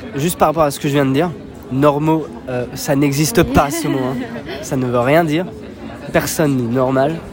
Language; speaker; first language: French; native; French